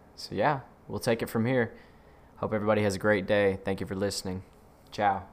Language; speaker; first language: English; native; English